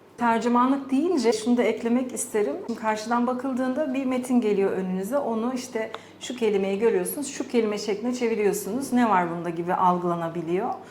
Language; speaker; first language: Turkish; early bilingual, heritage; Turkish